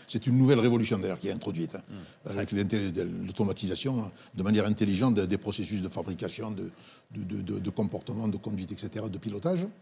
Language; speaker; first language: French; non-native, local second language; Arabic